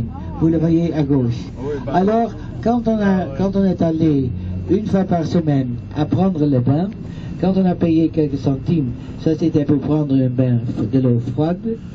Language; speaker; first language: French; non-native, fluent; Dutch